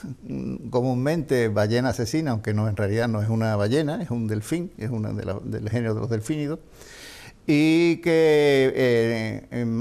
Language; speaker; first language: Spanish; native; Spanish